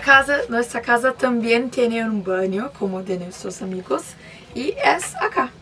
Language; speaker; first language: Spanish; non-native, learner; Portuguese